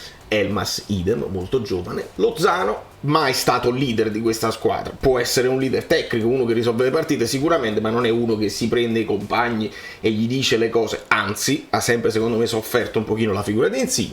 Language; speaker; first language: Italian; native; Italian